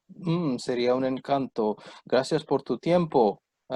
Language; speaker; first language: Spanish; non-native, fluent; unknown